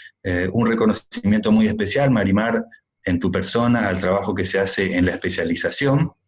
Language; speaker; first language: Spanish; native; Spanish